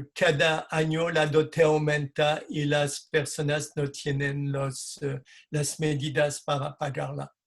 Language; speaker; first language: Spanish; non-native, fluent; French